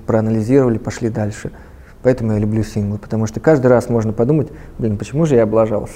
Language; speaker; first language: Russian; native; Russian